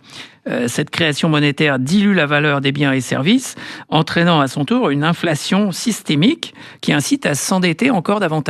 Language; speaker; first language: French; native; French